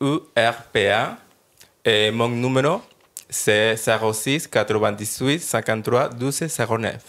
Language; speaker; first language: French; non-native, learner; Spanish